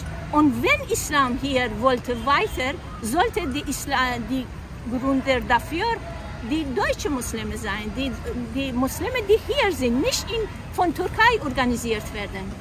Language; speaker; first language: German; non-native, fluent; Persian